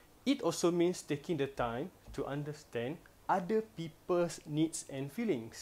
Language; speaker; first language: English; non-native, local second language; Malay